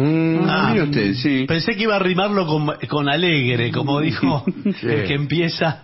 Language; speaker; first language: Spanish; native; Spanish